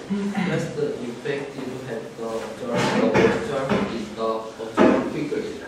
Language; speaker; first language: English; non-native, learner; Korean